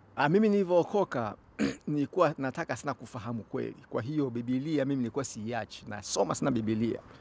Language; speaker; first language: Swahili; native; Swahili